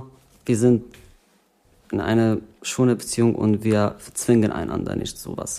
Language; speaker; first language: German; non-native, fluent; Arabic